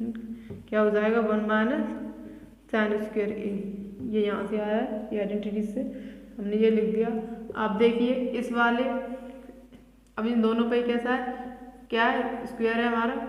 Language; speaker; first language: Hindi; native; Hindi